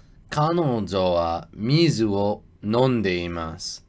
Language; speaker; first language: Japanese; non-native, learner; English